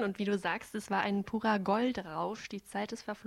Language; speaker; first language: German; native; German